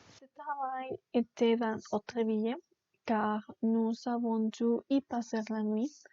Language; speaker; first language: French; non-native, learner; Spanish